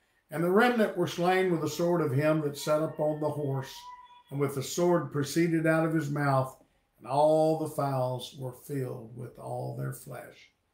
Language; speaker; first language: English; native; English